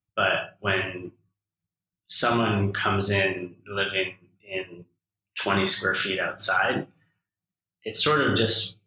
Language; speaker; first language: English; native; English